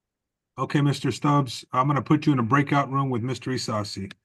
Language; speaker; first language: English; native; English